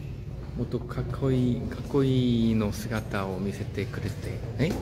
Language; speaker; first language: Japanese; non-native, learner; Korean